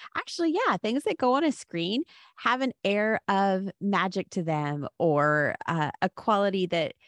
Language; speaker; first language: English; native; English